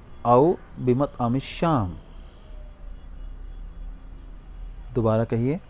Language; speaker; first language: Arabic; non-native, fluent; Urdu